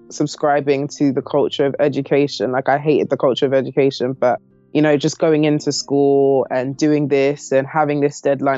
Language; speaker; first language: English; native; English